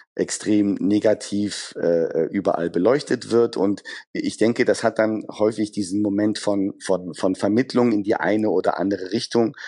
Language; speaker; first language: German; early bilingual, other home language; Persian